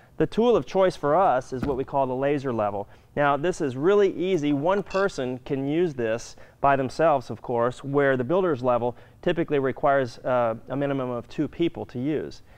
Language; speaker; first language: English; native; English